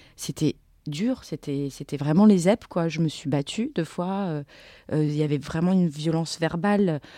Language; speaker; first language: French; native; French